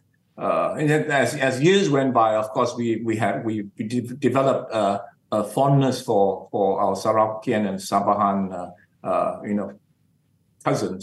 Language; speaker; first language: English; non-native, local second language; Min Nan Chinese